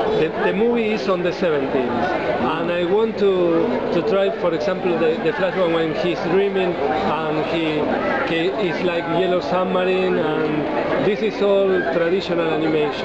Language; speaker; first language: English; non-native, learner; Spanish